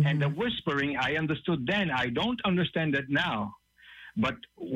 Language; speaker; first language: English; non-native, fluent; Portuguese